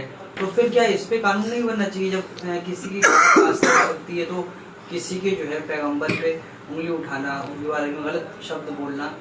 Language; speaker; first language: Urdu; native; Urdu